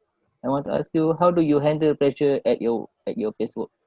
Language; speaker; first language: English; non-native, learner; Malay